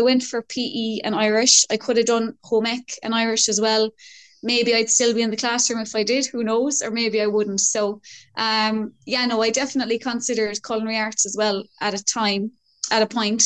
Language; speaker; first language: English; native; English